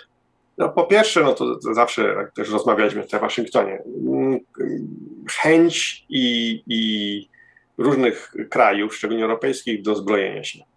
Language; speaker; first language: Polish; early bilingual, heritage; Polish